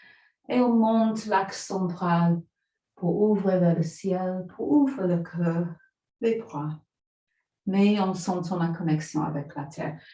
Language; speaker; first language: French; non-native, fluent; English